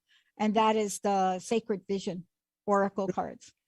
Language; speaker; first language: English; native; English